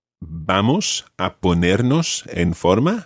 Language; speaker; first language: Spanish; non-native, fluent; English